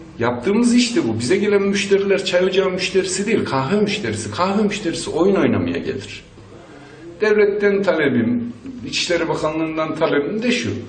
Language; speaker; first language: Turkish; native; Turkish